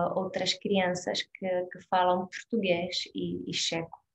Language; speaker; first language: Portuguese; non-native, fluent; Czech